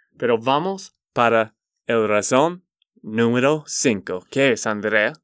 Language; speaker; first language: Spanish; non-native, learner; English